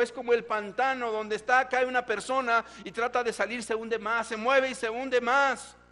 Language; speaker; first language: Spanish; native; Spanish